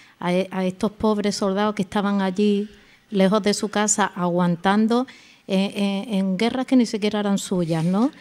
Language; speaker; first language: Spanish; native; Spanish